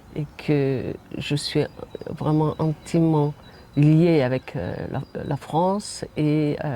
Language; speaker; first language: French; non-native, fluent; Mongolian